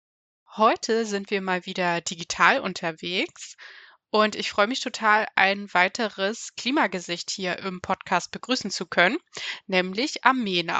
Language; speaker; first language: German; native; German